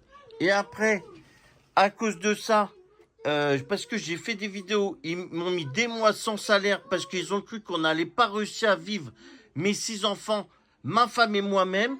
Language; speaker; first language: French; native; French